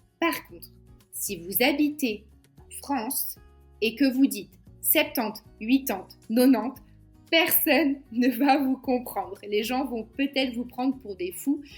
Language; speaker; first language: French; native; French